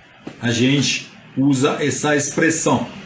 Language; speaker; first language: Portuguese; non-native, fluent; French